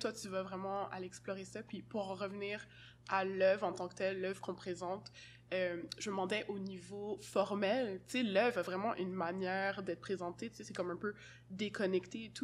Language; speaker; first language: French; native; French